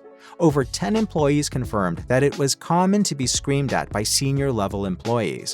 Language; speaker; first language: English; native; English